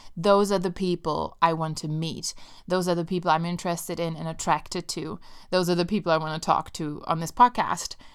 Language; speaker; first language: English; non-native, fluent; Italian